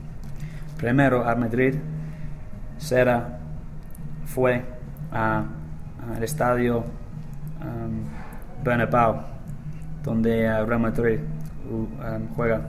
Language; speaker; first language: Spanish; non-native, learner; English